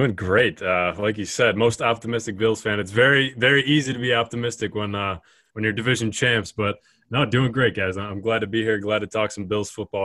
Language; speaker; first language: English; native; English